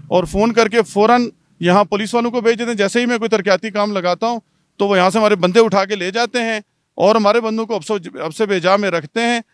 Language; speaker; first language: Urdu; non-native, local second language; Punjabi